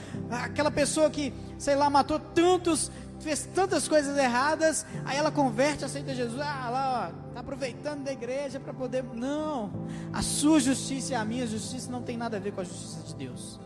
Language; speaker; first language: Portuguese; native; Portuguese